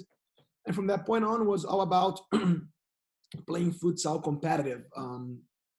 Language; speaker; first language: English; non-native, fluent; Portuguese